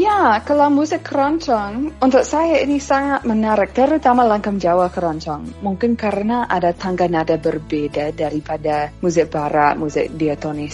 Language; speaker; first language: Indonesian; non-native, fluent; English